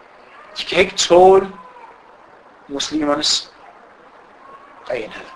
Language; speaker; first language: Danish; non-native, fluent; Arabic